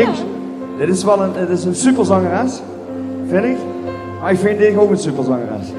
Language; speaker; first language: Dutch; native; Dutch